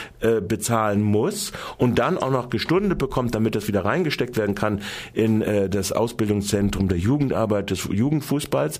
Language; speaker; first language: German; native; German